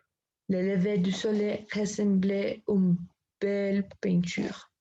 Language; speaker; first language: French; non-native, learner; Spanish